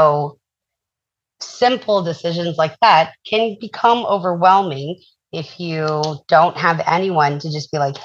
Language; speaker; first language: English; native; English